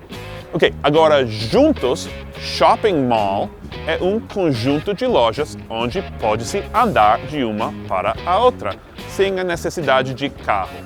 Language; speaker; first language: Portuguese; non-native, fluent; English